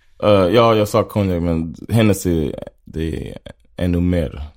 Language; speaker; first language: Swedish; non-native, fluent; English